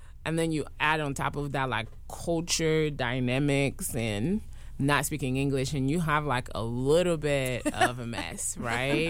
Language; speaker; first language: English; non-native, fluent; French